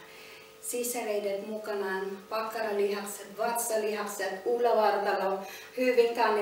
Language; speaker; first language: Finnish; non-native, learner; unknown